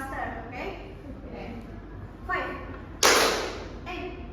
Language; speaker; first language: English; non-native, learner; Indonesian